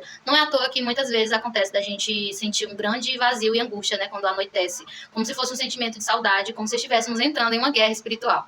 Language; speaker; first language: Portuguese; native; Portuguese